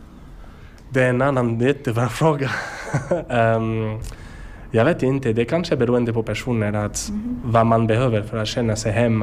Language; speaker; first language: Swedish; non-native, learner; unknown